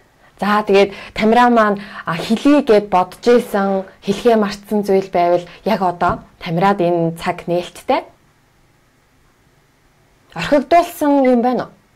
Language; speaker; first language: Mongolian; native; Mongolian